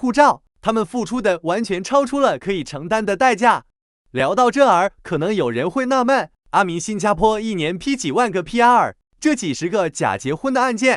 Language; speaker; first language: Chinese; native; Chinese